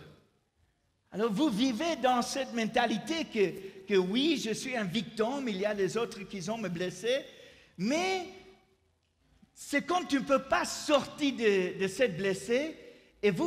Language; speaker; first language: French; non-native, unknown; English